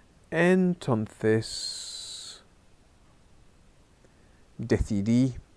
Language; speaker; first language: Spanish; non-native, fluent; English